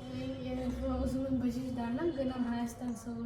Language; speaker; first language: Armenian; non-native, fluent; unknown